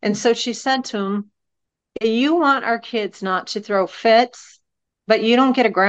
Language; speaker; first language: English; native; English